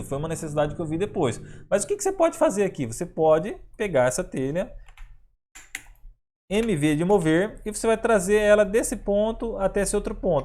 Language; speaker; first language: Portuguese; native; Portuguese